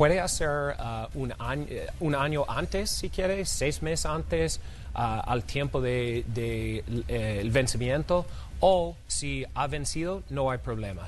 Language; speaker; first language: Spanish; non-native, fluent; English